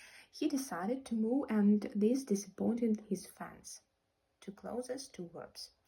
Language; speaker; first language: English; non-native, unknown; Ukrainian